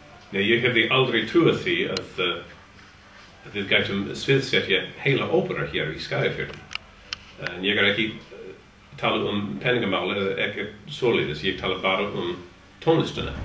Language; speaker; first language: Icelandic; non-native, learner; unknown